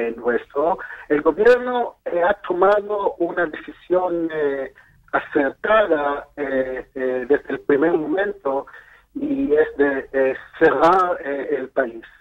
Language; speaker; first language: Spanish; non-native, fluent; Hebrew